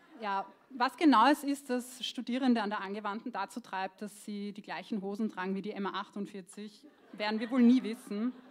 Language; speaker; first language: German; early bilingual, other home language; Croatian